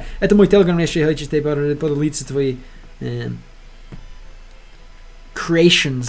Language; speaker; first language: Russian; non-native, learner; English